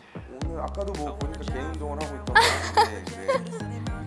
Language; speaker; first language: Korean; native; Korean